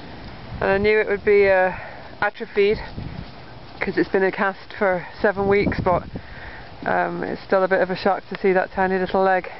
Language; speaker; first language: English; native; English